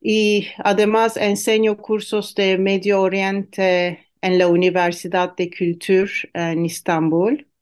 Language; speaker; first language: Spanish; non-native, fluent; Turkish